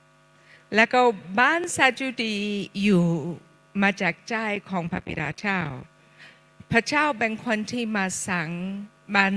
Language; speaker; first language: Thai; non-native, fluent; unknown